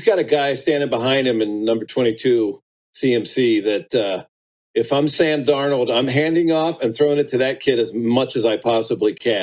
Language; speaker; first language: English; native; English